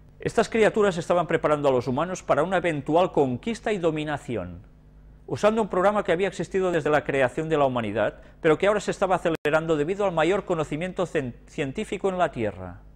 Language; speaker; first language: Spanish; native; Spanish